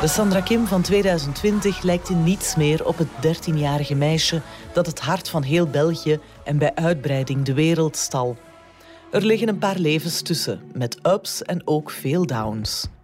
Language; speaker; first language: Dutch; native; Dutch